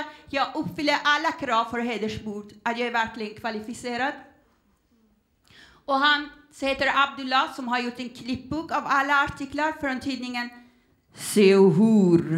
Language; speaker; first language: Swedish; non-native, fluent; Persian